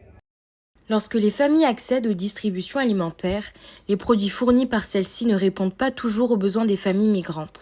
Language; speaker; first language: French; native; French